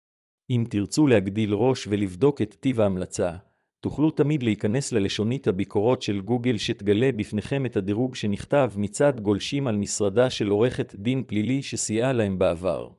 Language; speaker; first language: Hebrew; native; Hebrew